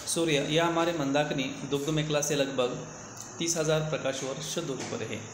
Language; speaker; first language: Hindi; non-native, local second language; Marathi